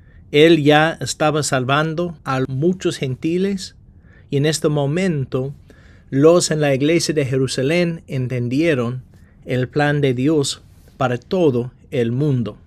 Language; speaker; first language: Spanish; non-native, fluent; English